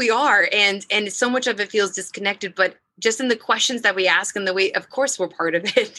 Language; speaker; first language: English; native; English